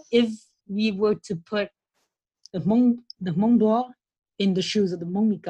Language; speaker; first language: English; non-native, fluent; Lao